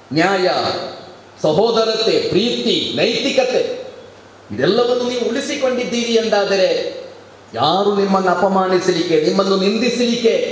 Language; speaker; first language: Kannada; non-native, local second language; Malayalam